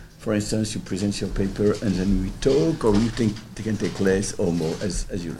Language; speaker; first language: English; non-native, fluent; French